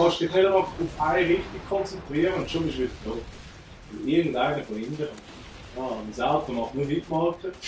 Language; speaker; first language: German; native; German